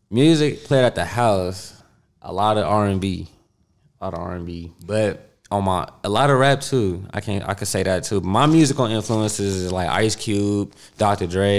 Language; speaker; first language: English; native; English